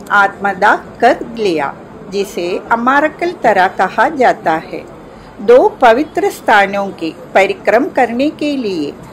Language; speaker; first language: Hindi; non-native, local second language; Malayalam